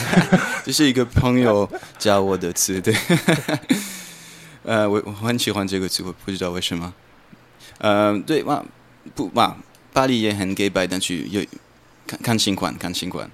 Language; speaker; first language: Chinese; non-native, learner; French